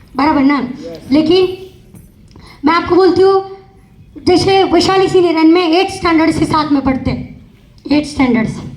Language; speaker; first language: Hindi; non-native, local second language; Marathi